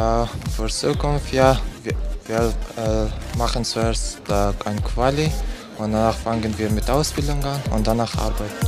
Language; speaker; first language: German; non-native, learner; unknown